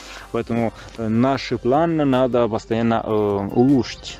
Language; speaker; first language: Russian; non-native, fluent; Italian